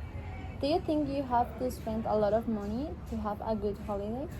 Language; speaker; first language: English; non-native, learner; Spanish